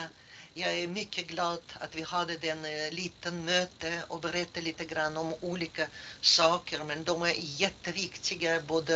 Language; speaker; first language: Swedish; non-native, fluent; Russian